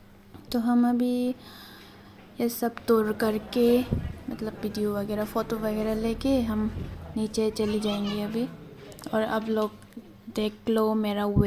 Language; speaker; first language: Hindi; non-native, local second language; Kok Borok